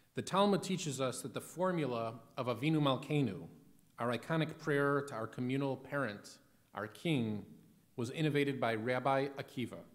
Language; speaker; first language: English; native; English